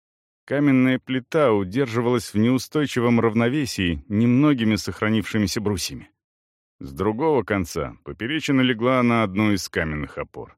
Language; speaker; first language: Russian; native; Russian